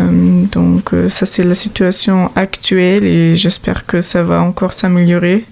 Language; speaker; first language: French; non-native, fluent; German